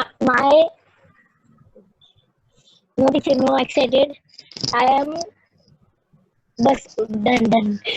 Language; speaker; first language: English; non-native, learner; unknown